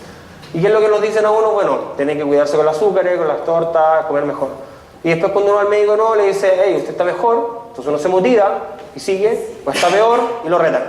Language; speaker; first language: Spanish; native; Spanish